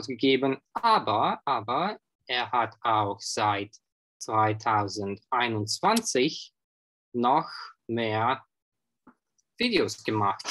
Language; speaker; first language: German; non-native, learner; Russian